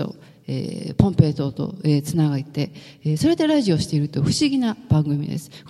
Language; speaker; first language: Japanese; native; Japanese